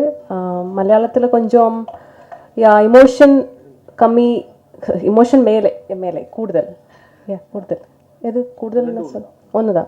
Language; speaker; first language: Tamil; non-native, learner; Malayalam